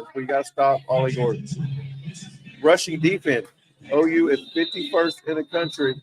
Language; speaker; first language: English; native; English